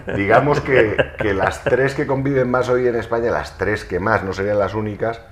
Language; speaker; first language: Spanish; native; Spanish